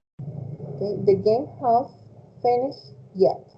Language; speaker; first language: English; non-native, fluent; Spanish